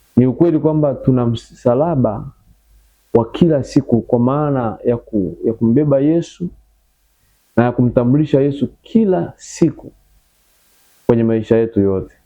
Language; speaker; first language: Swahili; native; Swahili